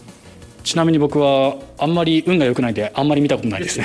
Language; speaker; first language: Japanese; native; Japanese